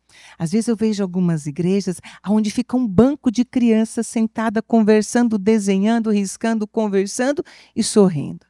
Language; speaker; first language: Portuguese; native; Portuguese